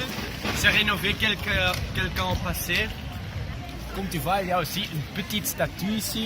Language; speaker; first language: French; non-native, learner; Dutch